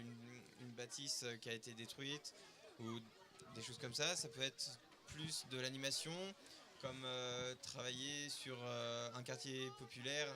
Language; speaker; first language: French; native; French